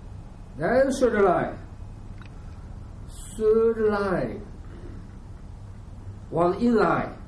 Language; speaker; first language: English; non-native, learner; Chinese